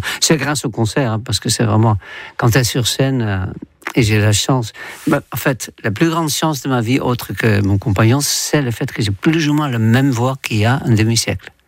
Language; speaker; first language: French; non-native, fluent; Dutch